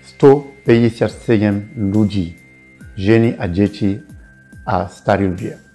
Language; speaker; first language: Slovak; non-native, fluent; Bambara